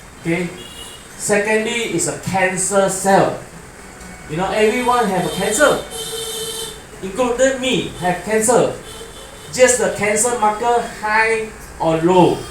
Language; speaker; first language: English; non-native, learner; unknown